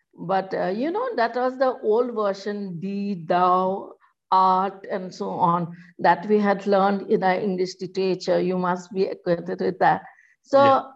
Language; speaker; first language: English; non-native, local second language; Assamese